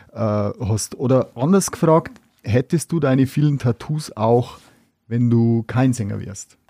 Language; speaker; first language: German; native; German